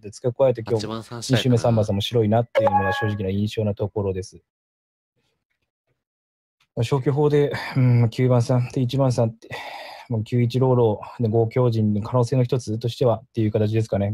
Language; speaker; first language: Japanese; native; Japanese